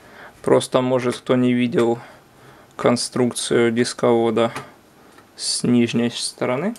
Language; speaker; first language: Russian; non-native, local second language; Ukrainian